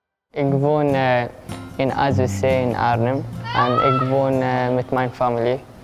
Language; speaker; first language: Dutch; non-native, learner; Arabic